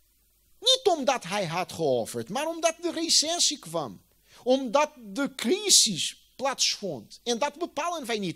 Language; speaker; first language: Dutch; non-native, fluent; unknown